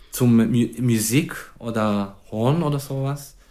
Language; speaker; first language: German; non-native, fluent; Hebrew